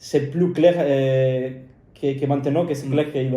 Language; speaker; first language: French; non-native, fluent; Spanish